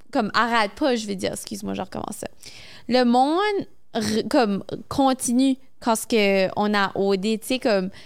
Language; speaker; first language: French; native; French